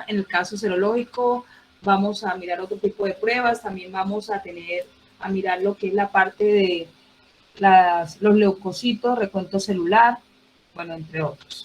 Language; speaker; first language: Spanish; native; Spanish